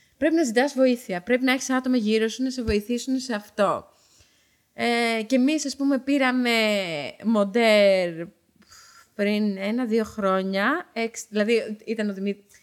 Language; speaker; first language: Greek; early bilingual, heritage; Dutch